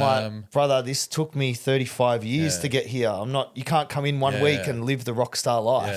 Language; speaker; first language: English; native; English